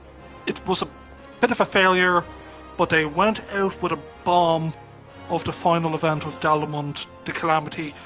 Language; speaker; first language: English; native; English